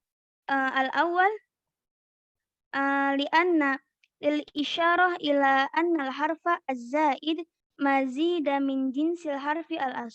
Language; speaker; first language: Arabic; non-native, learner; Indonesian